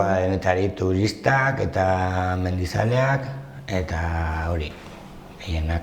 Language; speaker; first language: Basque; non-native, local second language; Spanish